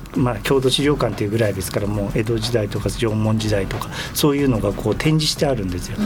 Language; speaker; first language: Japanese; native; Japanese